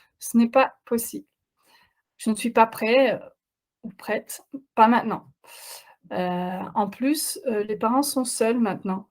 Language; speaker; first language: French; non-native, fluent; Dutch